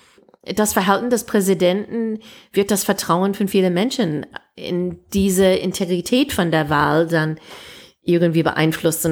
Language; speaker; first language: German; non-native, fluent; English